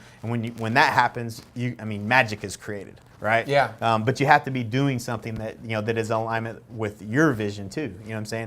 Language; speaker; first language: English; native; English